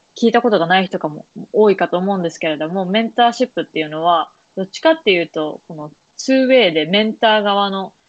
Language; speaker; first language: Japanese; native; Japanese